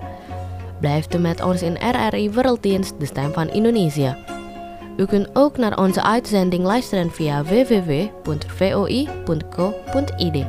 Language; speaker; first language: Dutch; non-native, fluent; Indonesian